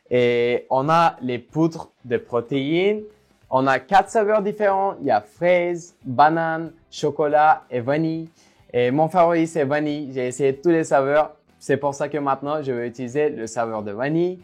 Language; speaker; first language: French; non-native, fluent; Turkish